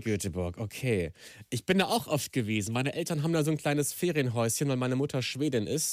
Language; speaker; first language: German; native; German